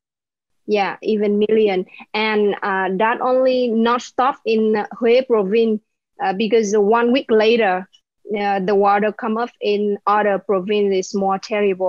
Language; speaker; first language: English; non-native, learner; Vietnamese